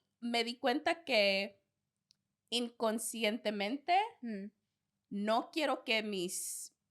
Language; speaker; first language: Spanish; non-native, learner; English